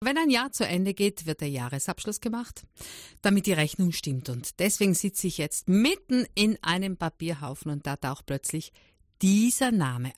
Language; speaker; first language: German; native; German